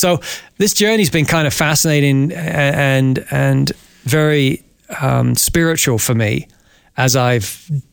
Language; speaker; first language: English; native; English